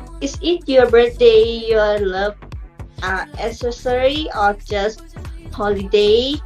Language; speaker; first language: English; non-native, learner; Thai